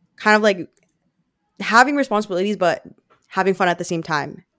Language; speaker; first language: English; non-native, fluent; Filipino